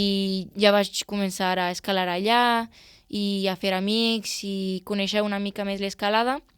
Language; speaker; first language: Catalan; non-native, local second language; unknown